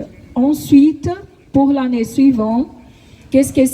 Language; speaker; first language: French; non-native, fluent; Portuguese